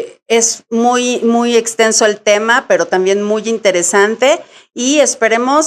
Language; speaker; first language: Spanish; native; Spanish